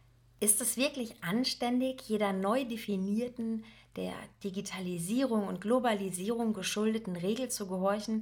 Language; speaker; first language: German; native; German